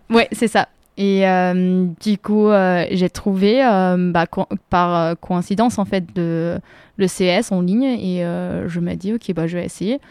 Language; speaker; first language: French; non-native, fluent; German